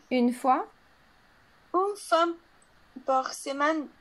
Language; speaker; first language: French; non-native, learner; Spanish